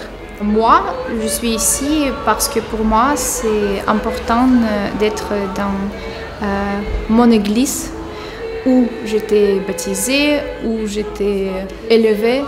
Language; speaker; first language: French; non-native, fluent; Ukrainian